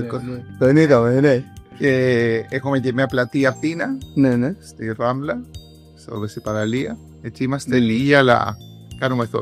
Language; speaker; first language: Greek; early bilingual, heritage; Greek